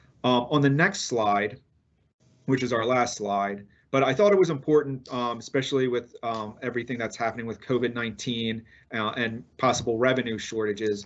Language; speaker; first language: English; native; English